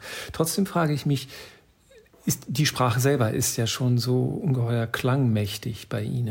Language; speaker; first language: German; native; German